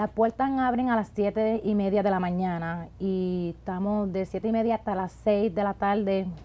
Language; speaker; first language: Spanish; early bilingual, heritage; Spanish